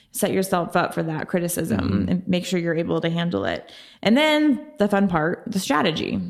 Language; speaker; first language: English; native; English